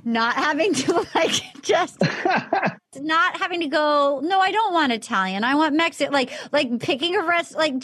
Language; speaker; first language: English; native; English